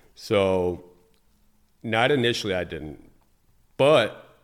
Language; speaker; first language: English; native; English